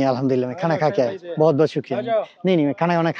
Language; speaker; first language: Hindi; non-native, fluent; Bangla